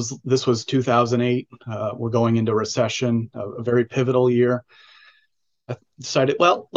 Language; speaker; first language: English; native; English